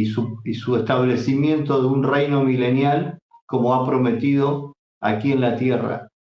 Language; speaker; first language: Spanish; native; Spanish